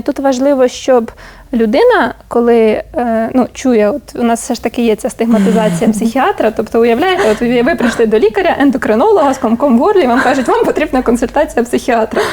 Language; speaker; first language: Ukrainian; native; Ukrainian